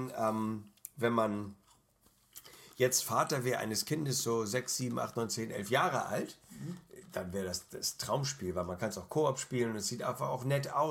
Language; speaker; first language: German; native; German